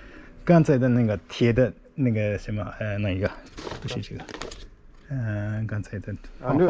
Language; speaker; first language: Chinese; non-native, learner; Japanese